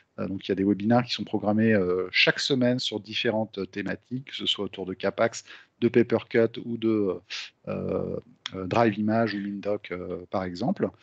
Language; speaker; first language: French; native; French